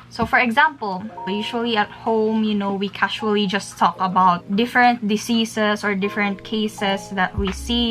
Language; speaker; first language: English; non-native, local second language; Filipino